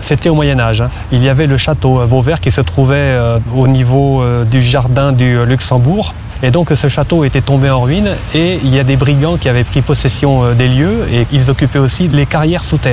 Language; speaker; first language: French; native; French